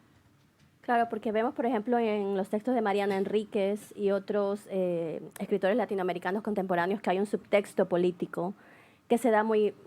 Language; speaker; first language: Spanish; native; Spanish